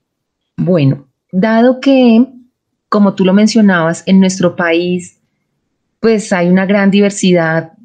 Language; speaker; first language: Spanish; native; Spanish